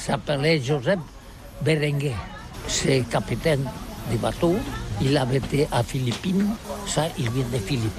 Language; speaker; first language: French; non-native, learner; Catalan